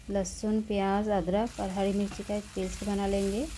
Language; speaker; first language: Hindi; non-native, local second language; Bangla